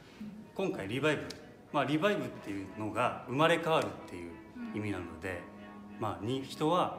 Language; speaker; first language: Japanese; native; Japanese